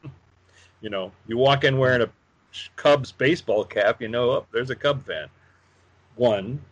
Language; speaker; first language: English; native; English